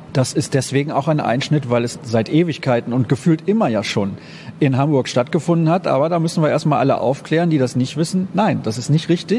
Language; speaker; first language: German; native; German